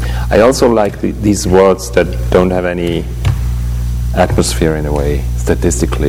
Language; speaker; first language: English; non-native, fluent; German